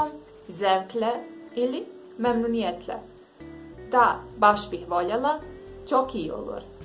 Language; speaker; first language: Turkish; non-native, fluent; Bosnian